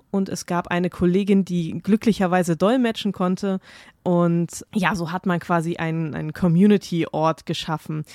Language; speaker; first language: German; native; German